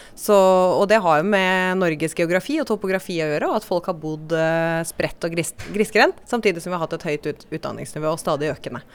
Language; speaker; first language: Norwegian; native; Norwegian